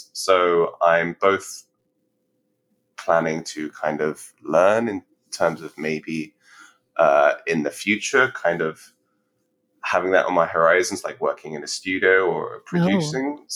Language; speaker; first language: English; native; English